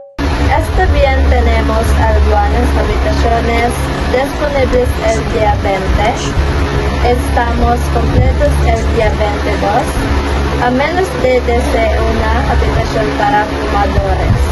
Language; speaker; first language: Spanish; non-native, learner; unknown